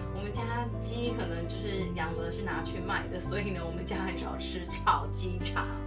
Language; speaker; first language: Chinese; native; Chinese